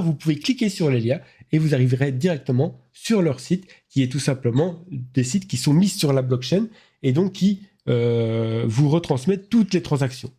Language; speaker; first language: French; native; French